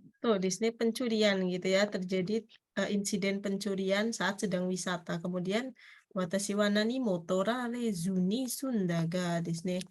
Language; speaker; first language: Indonesian; native; Indonesian